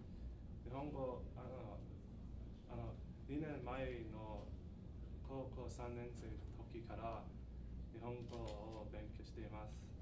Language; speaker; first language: Japanese; non-native, learner; English